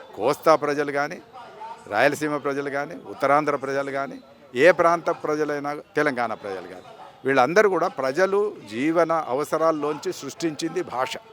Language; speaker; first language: Telugu; native; Telugu